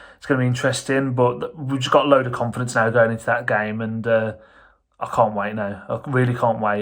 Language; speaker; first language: English; native; English